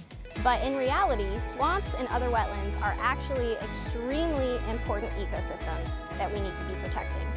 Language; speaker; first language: English; native; English